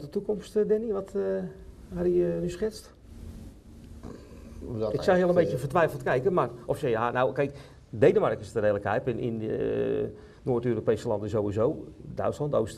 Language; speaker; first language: Dutch; native; Dutch